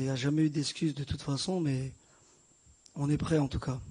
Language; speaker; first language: French; native; French